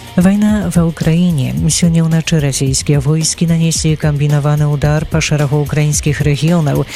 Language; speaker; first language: Belarusian; native; Belarusian